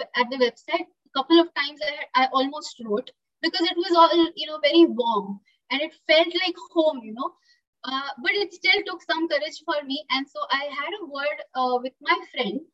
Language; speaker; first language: English; non-native, local second language; Marathi